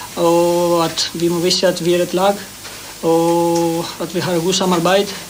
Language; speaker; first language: Swedish; non-native, learner; Greek